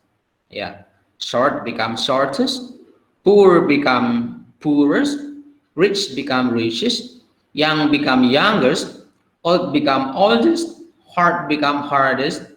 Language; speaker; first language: English; non-native, fluent; Indonesian